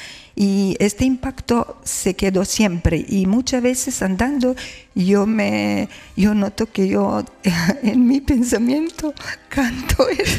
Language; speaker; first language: Spanish; non-native, fluent; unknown